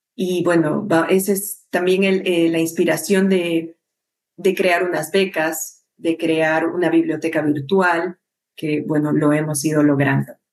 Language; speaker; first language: Spanish; native; Spanish